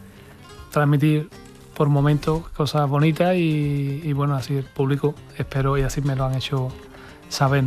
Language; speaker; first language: Spanish; native; Spanish